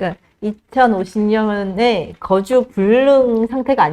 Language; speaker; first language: Korean; native; Korean